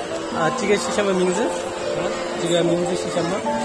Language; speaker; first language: Chinese; non-native, learner; Bangla